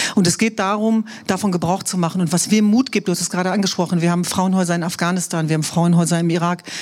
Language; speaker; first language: German; non-native, local second language; Kurdish